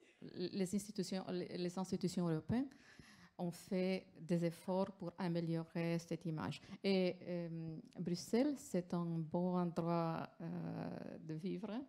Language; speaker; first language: French; non-native, fluent; Romanian